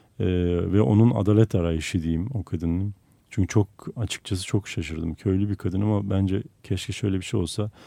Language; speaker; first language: Turkish; non-native, local second language; Armenian